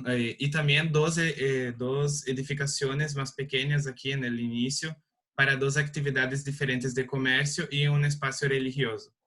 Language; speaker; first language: Spanish; non-native, learner; Portuguese